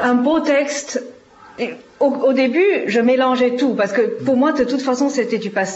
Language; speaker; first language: French; non-native, fluent; Chinese